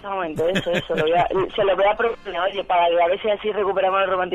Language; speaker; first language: Spanish; native; Spanish